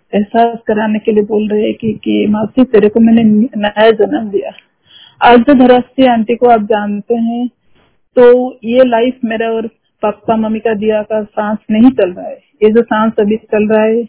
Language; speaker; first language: Hindi; non-native, local second language; Odia